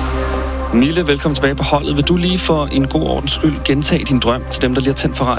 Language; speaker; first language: Danish; native; Danish